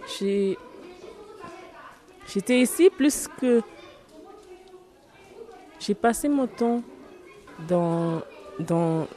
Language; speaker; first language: French; non-native, learner; Tibetan